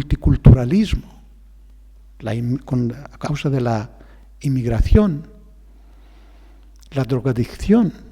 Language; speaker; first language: Spanish; non-native, fluent; Greek